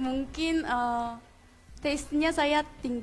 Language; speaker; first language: Indonesian; non-native, fluent; Korean